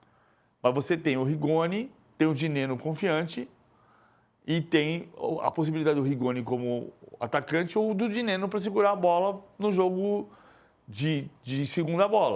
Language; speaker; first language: Portuguese; native; Portuguese